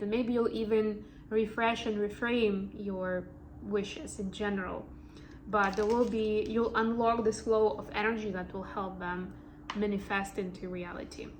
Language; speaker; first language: English; non-native, fluent; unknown